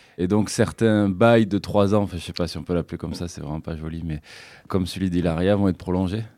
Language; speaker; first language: French; native; French